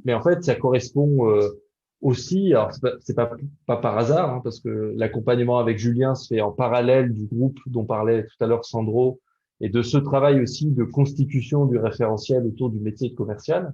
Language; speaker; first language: French; native; French